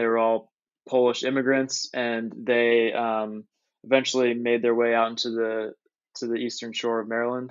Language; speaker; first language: English; native; English